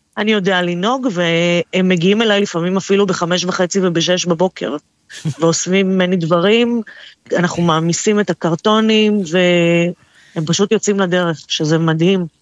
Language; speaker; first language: Hebrew; early bilingual, other home language; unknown